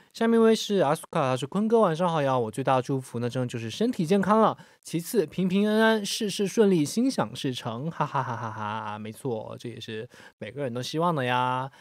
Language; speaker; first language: Chinese; native; Chinese